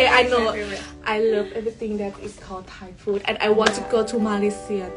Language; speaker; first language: English; non-native, learner; Thai